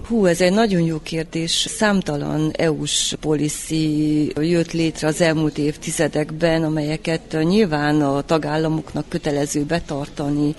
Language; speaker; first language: Hungarian; native; Hungarian